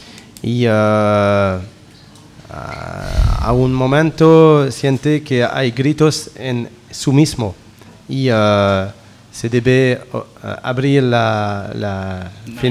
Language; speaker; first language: Spanish; non-native, learner; French